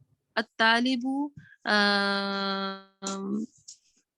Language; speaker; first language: Arabic; non-native, learner; Urdu